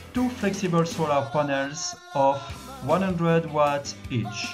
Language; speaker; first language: English; non-native, fluent; French